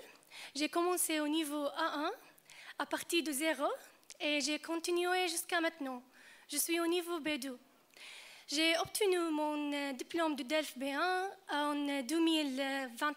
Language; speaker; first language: French; non-native, fluent; Arabic